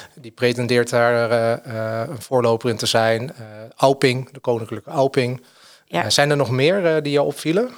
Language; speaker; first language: Dutch; native; Dutch